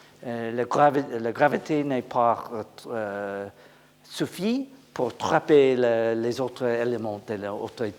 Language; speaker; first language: French; non-native, learner; English